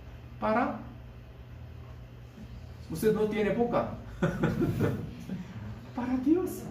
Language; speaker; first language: Spanish; non-native, learner; Korean